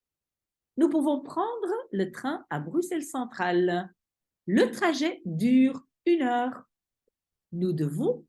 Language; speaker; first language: French; non-native, fluent; Dutch